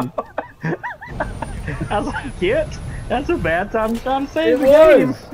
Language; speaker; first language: English; native; English